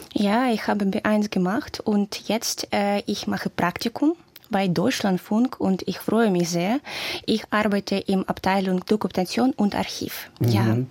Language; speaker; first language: German; non-native, learner; Russian